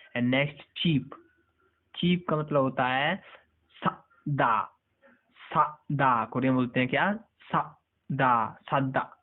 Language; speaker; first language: Hindi; native; Hindi